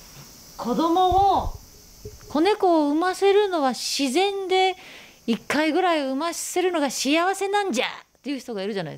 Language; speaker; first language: Japanese; native; Japanese